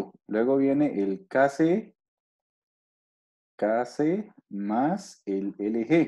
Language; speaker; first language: Spanish; native; Spanish